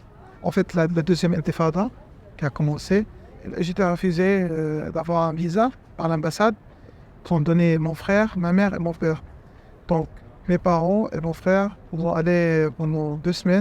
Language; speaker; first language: French; non-native, fluent; Arabic